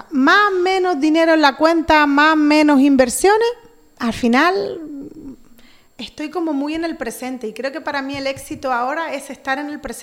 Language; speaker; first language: Spanish; native; Spanish